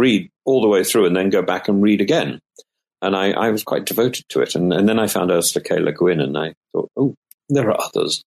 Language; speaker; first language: English; native; English